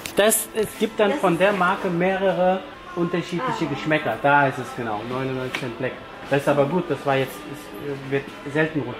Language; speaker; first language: German; native; German